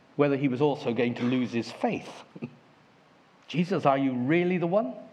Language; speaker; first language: English; native; English